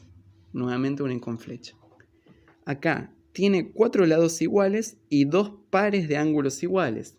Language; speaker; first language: Spanish; native; Spanish